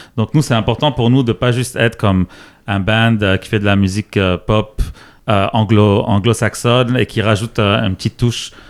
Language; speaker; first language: French; non-native, local second language; Arabic